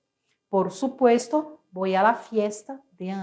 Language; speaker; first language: Spanish; non-native, fluent; Portuguese